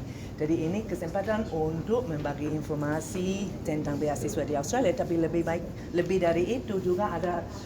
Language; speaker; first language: Indonesian; non-native, fluent; English